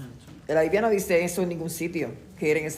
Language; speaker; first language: Spanish; native; Spanish